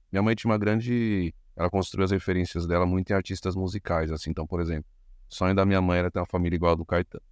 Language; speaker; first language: Portuguese; native; Portuguese